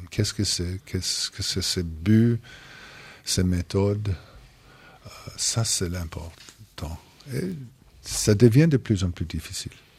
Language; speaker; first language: French; non-native, fluent; English